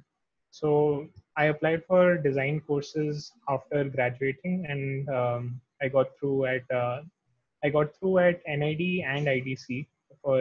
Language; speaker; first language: English; non-native, local second language; Hindi